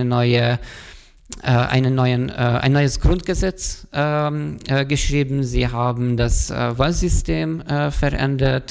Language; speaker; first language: German; non-native, fluent; Hungarian